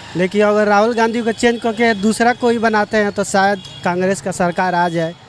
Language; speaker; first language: Hindi; native; Hindi